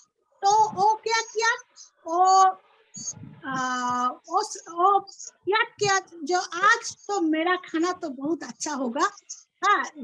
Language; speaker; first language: Hindi; non-native, local second language; Bangla